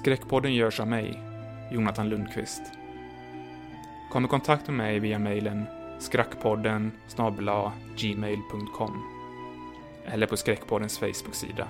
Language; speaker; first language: Swedish; native; Swedish